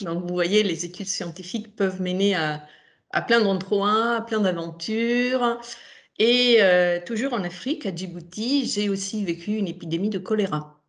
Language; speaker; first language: French; non-native, fluent; Italian